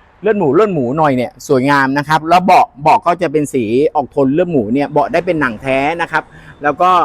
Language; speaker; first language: Thai; native; Thai